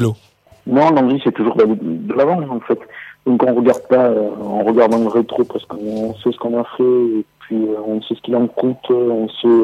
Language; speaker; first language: French; native; French